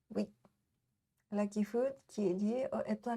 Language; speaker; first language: French; non-native, learner; Japanese